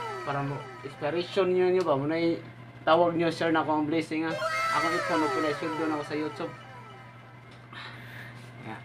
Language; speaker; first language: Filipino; non-native, local second language; Cebuano